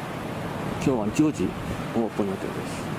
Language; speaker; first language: Japanese; native; Japanese